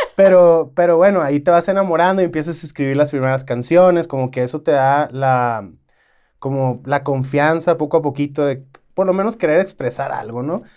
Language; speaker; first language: Spanish; native; Spanish